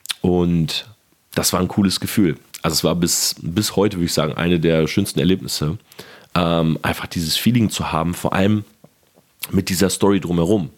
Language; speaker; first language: German; native; German